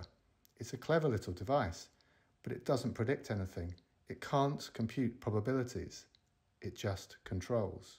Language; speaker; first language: English; native; English